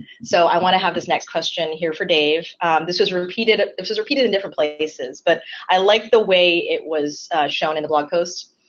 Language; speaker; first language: English; native; English